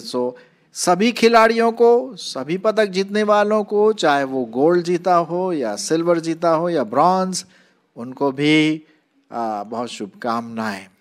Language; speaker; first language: Hindi; non-native, local second language; Marathi